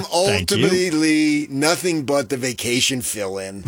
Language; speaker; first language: English; native; English